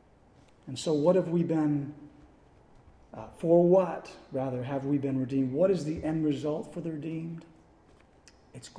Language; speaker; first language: English; native; English